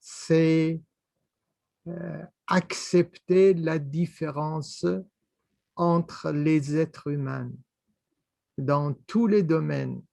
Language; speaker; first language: French; non-native, fluent; Persian